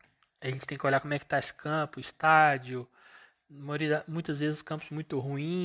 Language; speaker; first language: Portuguese; native; Portuguese